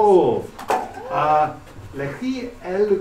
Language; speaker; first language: Hebrew; non-native, learner; English